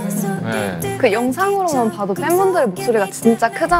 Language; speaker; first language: Korean; non-native, fluent; Japanese